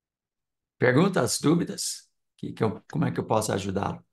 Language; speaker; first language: Portuguese; non-native, fluent; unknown